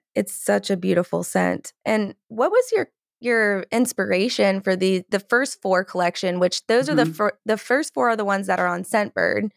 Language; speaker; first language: English; native; English